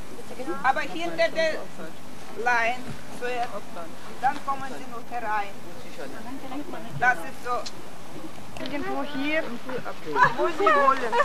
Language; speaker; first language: German; non-native, fluent; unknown